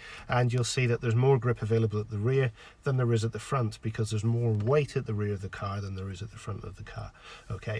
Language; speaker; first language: English; native; English